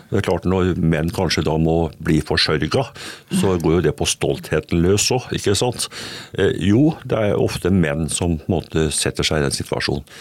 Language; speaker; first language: Norwegian; native; Norwegian